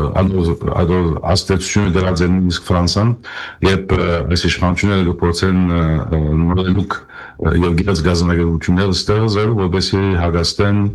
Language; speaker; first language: Armenian; early bilingual, heritage; Armenian